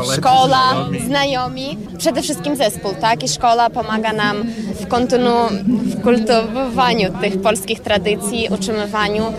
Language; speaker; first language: Polish; native; Polish